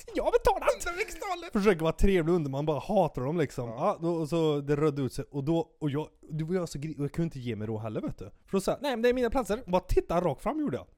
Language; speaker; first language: Swedish; native; Swedish